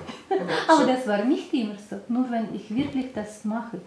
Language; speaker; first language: German; non-native, learner; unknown